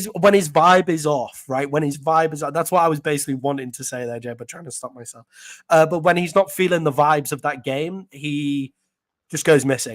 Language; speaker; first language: English; native; English